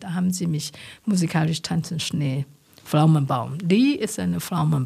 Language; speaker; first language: German; non-native, learner; Chinese